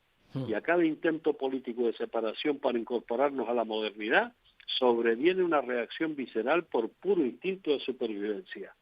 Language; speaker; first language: Spanish; native; Spanish